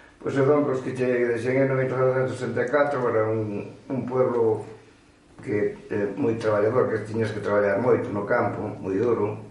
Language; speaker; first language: Galician; native; Galician